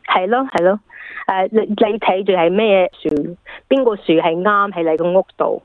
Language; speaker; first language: Cantonese; early bilingual, heritage; English